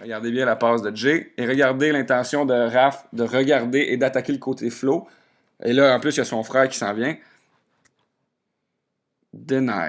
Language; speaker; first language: French; native; French